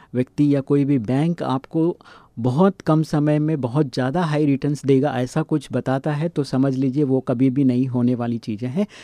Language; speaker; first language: Hindi; native; Hindi